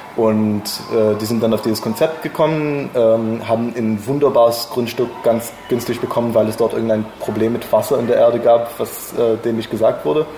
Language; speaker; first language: German; non-native, fluent; English